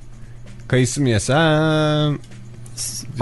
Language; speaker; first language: Turkish; native; Turkish